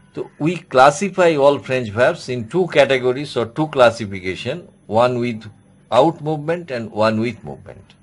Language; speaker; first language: English; non-native, local second language; Bangla